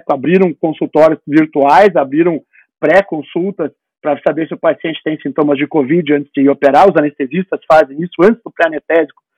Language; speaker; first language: Portuguese; native; Portuguese